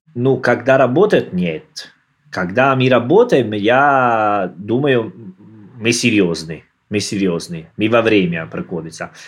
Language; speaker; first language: Russian; non-native, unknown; Italian